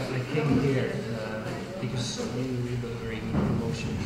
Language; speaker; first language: English; non-native, learner; Polish